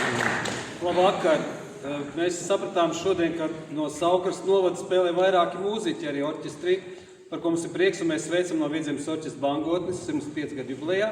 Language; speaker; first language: Latvian; native; Latvian